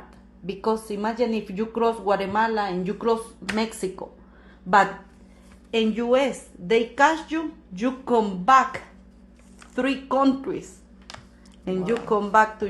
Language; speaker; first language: English; non-native, learner; Spanish